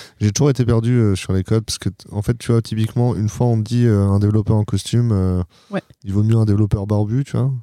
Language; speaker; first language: French; native; French